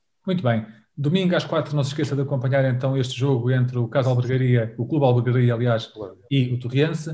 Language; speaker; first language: Portuguese; native; Portuguese